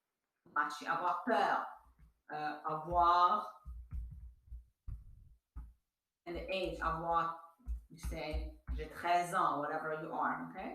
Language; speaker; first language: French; non-native, fluent; English